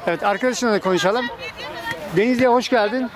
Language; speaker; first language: Turkish; native; Turkish